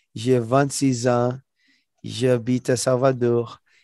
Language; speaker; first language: French; non-native, learner; Portuguese